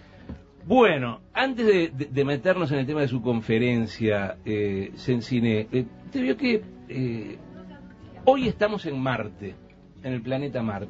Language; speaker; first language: Spanish; native; Spanish